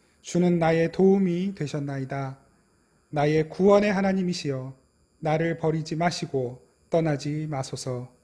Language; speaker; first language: Korean; native; Korean